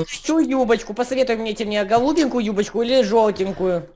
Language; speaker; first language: Russian; native; Russian